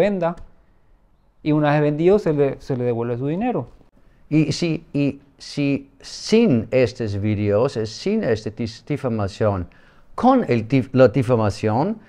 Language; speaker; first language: Spanish; non-native, learner; German